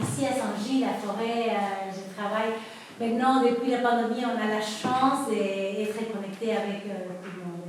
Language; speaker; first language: French; non-native, fluent; Spanish